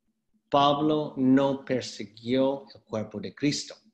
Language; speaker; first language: Spanish; non-native, fluent; English